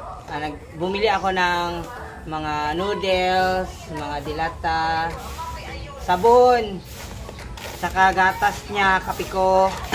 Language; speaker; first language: Filipino; native; Filipino